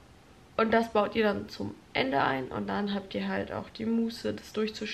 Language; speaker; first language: German; native; German